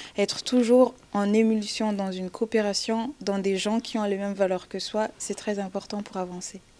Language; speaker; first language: French; non-native, local second language; Malagasy